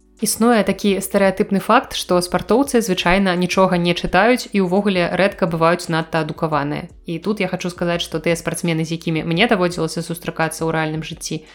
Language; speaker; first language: Belarusian; native; Belarusian